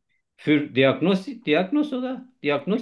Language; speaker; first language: German; non-native, learner; Turkish